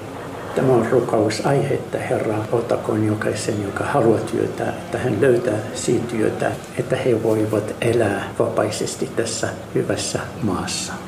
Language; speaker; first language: Finnish; non-native, fluent; Arabic